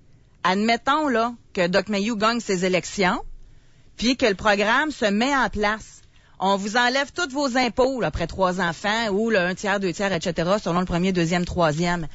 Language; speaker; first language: French; native; French